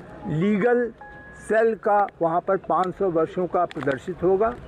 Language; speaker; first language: Hindi; native; Hindi